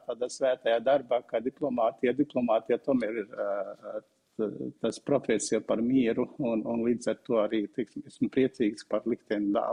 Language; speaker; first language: Latvian; non-native, fluent; Uzbek